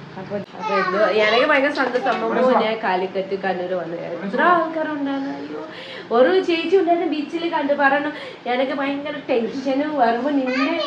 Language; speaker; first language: Malayalam; non-native, learner; Nepali